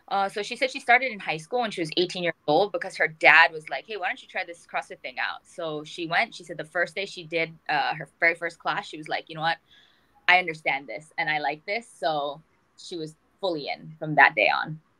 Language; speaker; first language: English; early bilingual, other home language; Korean